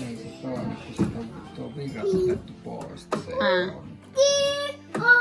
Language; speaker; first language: Finnish; native; Finnish